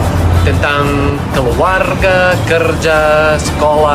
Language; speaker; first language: Indonesian; non-native, learner; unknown